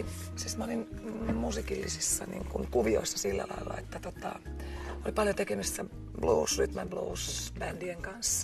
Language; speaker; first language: Finnish; native; Finnish